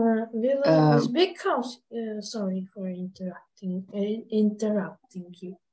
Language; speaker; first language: English; non-native, learner; Russian